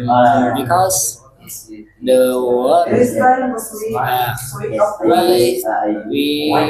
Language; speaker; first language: English; non-native, learner; Indonesian